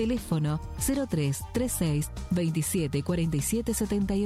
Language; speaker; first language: Spanish; native; Spanish